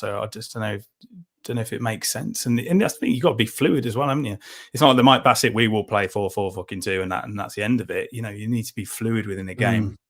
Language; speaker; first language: English; native; English